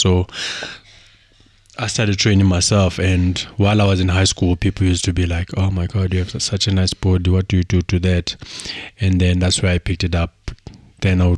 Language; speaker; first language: English; non-native, local second language; Xhosa